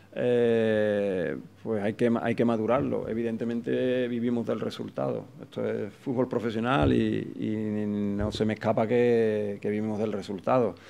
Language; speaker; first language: Spanish; native; Spanish